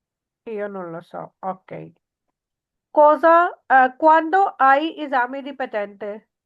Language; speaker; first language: Italian; non-native, learner; Urdu